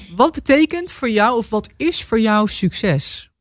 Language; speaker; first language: Dutch; native; Dutch